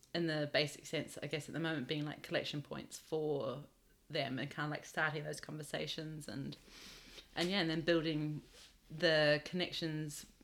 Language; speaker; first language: English; native; English